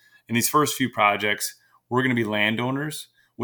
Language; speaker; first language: English; native; English